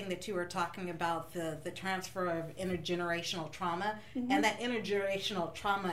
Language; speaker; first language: English; native; English